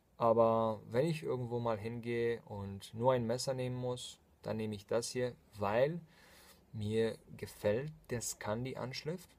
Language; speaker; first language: German; non-native, fluent; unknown